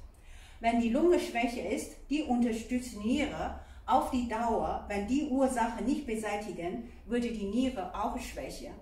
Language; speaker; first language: German; non-native, fluent; Chinese